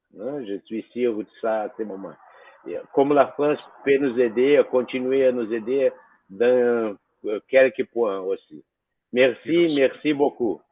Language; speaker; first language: French; non-native, fluent; Portuguese